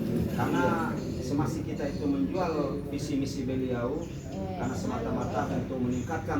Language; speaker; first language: Indonesian; non-native, local second language; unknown